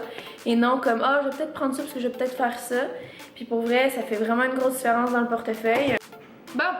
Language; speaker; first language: French; native; French